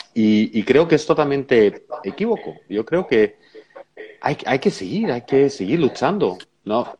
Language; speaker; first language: Spanish; non-native, fluent; Dutch